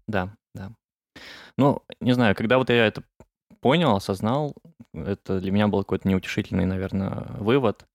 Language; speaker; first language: Russian; native; Russian